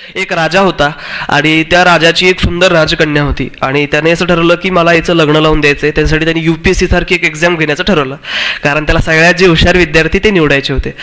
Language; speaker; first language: Marathi; non-native, local second language; Urdu